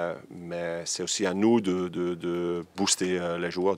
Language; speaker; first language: French; non-native, local second language; Dutch